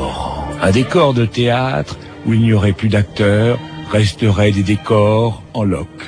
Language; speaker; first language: French; native; French